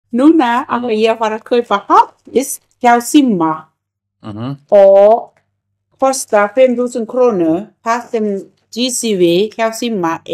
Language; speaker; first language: Icelandic; non-native, learner; Thai